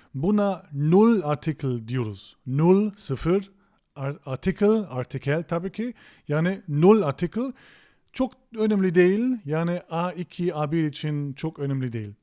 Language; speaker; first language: Turkish; non-native, fluent; German